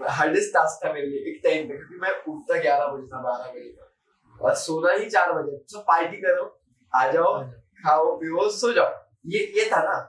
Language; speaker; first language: Hindi; non-native, local second language; Marathi